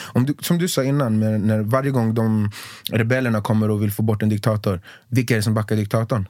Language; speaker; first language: Swedish; early bilingual, other home language; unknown